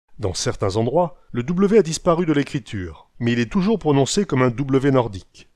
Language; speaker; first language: French; native; French